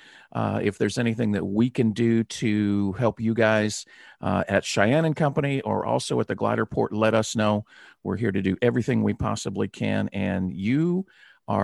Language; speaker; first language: English; native; English